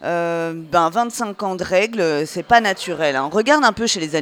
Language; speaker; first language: French; native; French